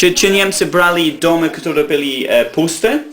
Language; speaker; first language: Polish; non-native, learner; English